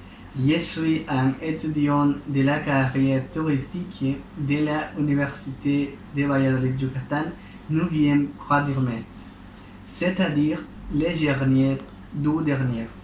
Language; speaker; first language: French; non-native, learner; Spanish